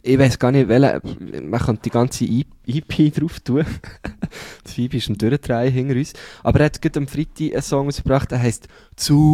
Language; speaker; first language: German; native; German